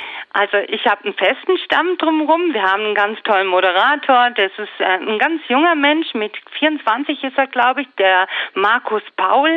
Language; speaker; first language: German; native; German